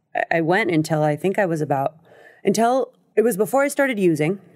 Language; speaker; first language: English; native; English